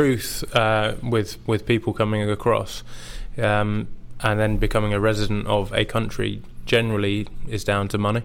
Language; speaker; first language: English; native; English